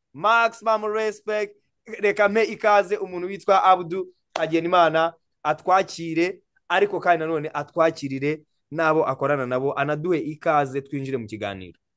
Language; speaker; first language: Kinyarwanda; native; Kinyarwanda